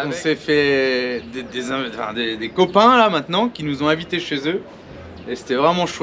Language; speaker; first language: French; native; French